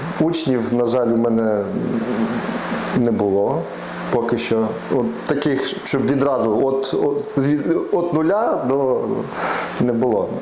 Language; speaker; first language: Ukrainian; non-native, local second language; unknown